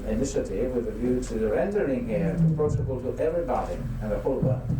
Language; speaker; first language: English; non-native, fluent; Greek